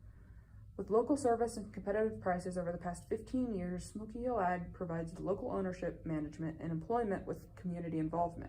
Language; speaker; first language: English; native; English